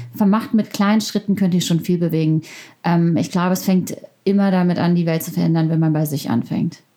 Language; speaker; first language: German; early bilingual, other home language; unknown